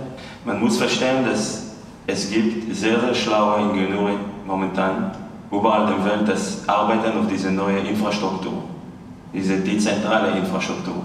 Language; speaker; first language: German; non-native, fluent; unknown